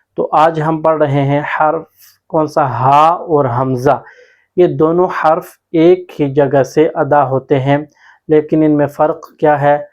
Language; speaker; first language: Urdu; non-native, local second language; Punjabi